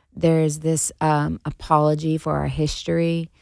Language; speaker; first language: English; native; English